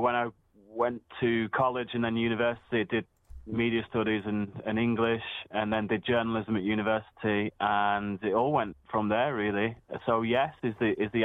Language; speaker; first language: English; native; English